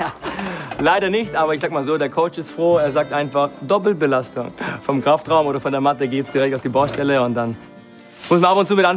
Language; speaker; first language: German; native; German